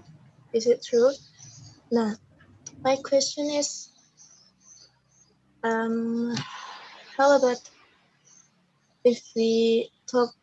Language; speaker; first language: English; non-native, learner; Indonesian